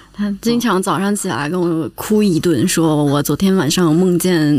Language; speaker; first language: Chinese; native; Chinese